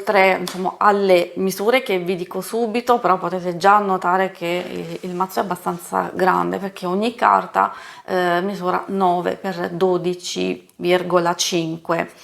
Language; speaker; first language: Italian; native; Italian